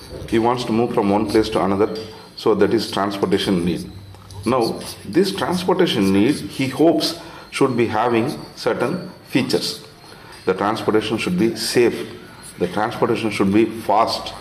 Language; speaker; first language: English; non-native, local second language; Tamil